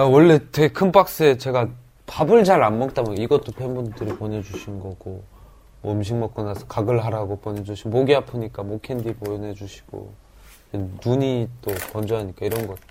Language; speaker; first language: Korean; native; Korean